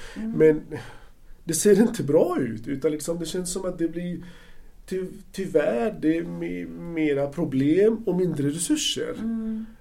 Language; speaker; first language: Swedish; non-native, fluent; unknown